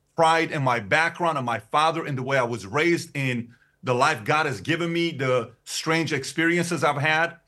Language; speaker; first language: English; early bilingual, other home language; Persian